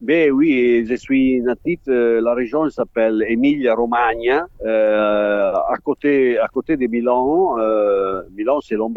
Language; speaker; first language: French; non-native, fluent; Italian